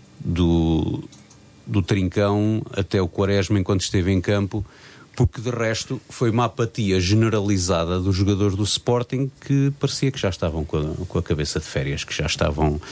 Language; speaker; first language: Portuguese; native; Portuguese